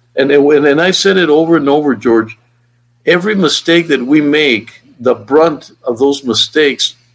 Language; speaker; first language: English; native; English